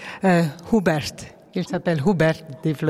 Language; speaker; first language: French; non-native, learner; Dutch